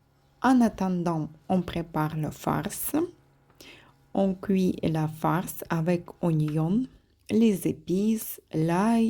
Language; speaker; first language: French; non-native, fluent; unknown